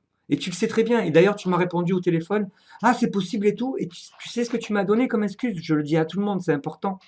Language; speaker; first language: French; native; French